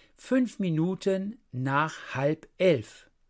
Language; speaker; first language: German; native; German